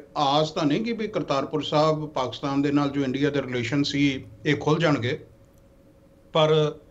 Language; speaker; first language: Punjabi; native; Punjabi